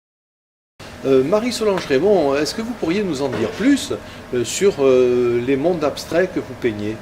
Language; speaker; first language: French; native; French